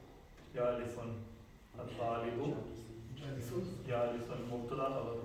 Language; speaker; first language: Arabic; non-native, fluent; Urdu